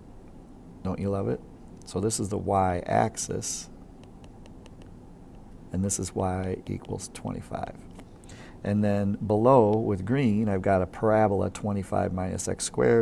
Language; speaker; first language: English; native; English